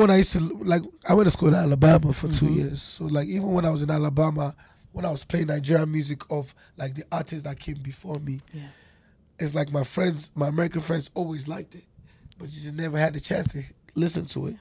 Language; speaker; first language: English; non-native, local second language; Yoruba